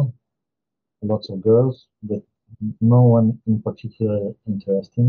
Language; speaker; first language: English; non-native, fluent; Italian